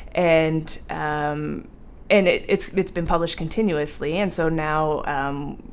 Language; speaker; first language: English; native; English